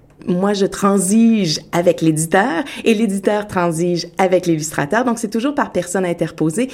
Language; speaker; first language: French; native; French